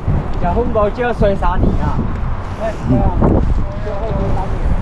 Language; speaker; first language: Chinese; non-native, learner; Filipino